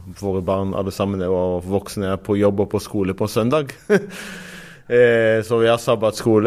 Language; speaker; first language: Norwegian; non-native, fluent; Arabic